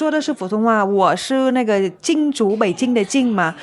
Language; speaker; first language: Chinese; non-native, fluent; Vietnamese